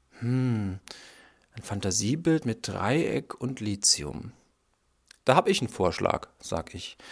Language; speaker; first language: German; native; German